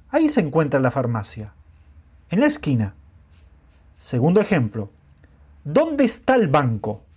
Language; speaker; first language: Spanish; non-native, fluent; Portuguese